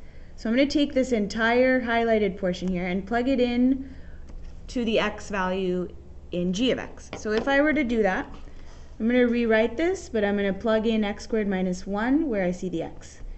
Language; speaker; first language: English; native; English